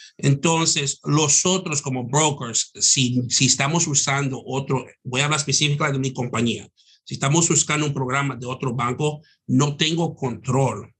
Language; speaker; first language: Spanish; early bilingual, heritage; Spanish